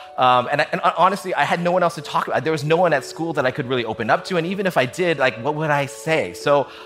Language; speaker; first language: English; native; English